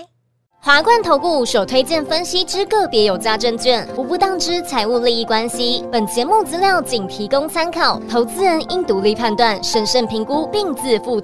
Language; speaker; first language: Chinese; native; Chinese